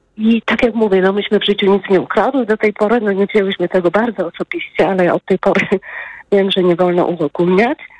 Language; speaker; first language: Polish; native; Polish